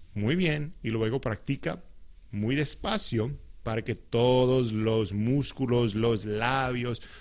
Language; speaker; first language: Spanish; non-native, fluent; English